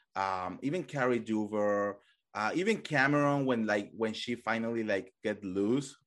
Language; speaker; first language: English; non-native, fluent; Spanish